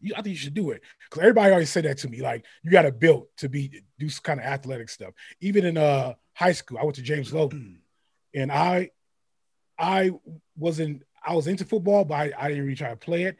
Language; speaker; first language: English; native; English